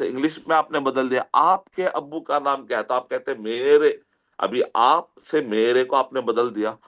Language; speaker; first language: Urdu; native; Urdu